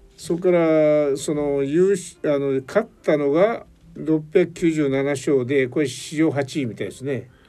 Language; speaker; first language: Japanese; native; Japanese